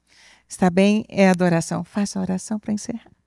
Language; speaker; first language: Portuguese; native; Portuguese